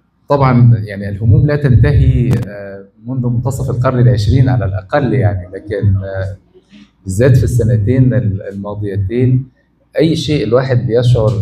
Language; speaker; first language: Arabic; native; Arabic